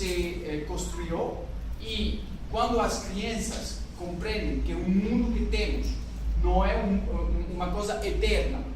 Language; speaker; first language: Portuguese; non-native, learner; French